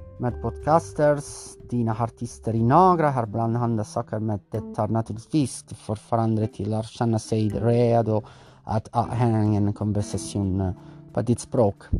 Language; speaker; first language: Swedish; non-native, learner; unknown